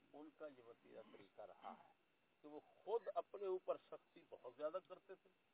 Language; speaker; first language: Urdu; non-native, local second language; Punjabi